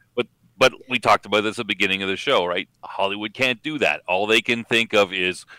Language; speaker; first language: English; native; English